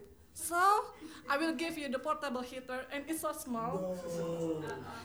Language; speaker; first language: English; non-native, fluent; Indonesian